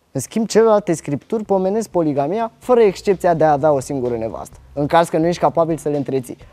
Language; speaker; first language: Romanian; early bilingual, other home language; Arabic